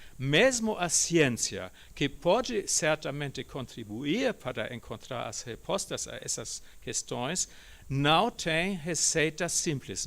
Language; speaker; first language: Portuguese; non-native, fluent; German